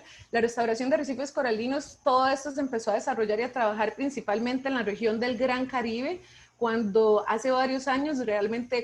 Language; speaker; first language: Spanish; native; Spanish